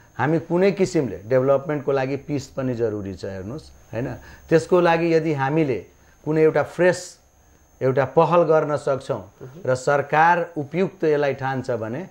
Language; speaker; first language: Nepali; non-native, local second language; Maithili